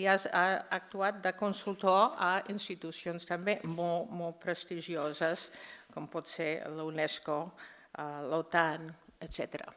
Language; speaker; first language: Catalan; non-native, fluent; English